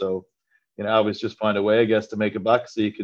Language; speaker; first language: English; native; English